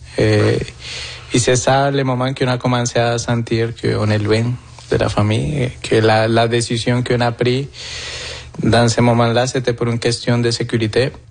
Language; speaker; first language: French; non-native, fluent; Spanish